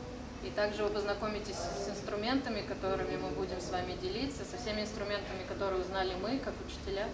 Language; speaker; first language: Russian; native; Russian